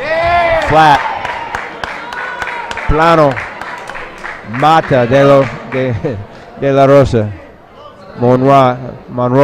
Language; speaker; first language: Spanish; non-native, learner; English